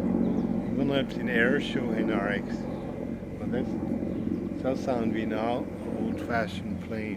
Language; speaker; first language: German; early bilingual, heritage; Pennsylvania German